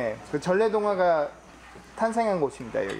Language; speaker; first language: Korean; native; Korean